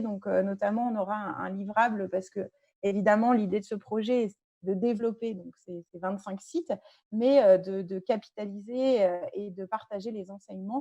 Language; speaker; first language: French; native; French